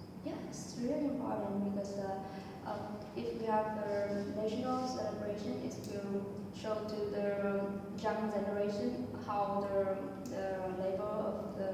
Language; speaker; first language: English; non-native, fluent; Vietnamese